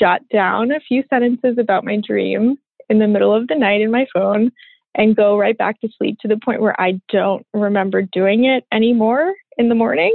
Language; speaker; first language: English; native; English